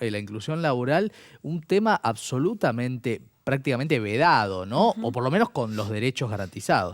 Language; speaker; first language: Spanish; native; Spanish